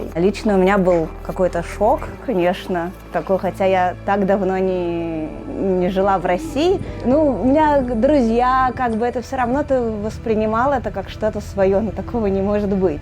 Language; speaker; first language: Russian; native; Russian